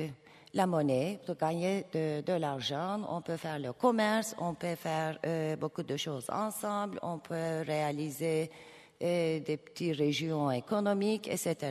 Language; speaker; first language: French; non-native, fluent; Turkish